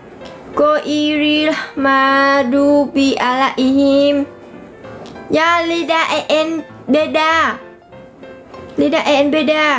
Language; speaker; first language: Indonesian; non-native, learner; Vietnamese